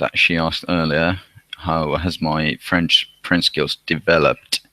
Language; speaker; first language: English; non-native, fluent; Finnish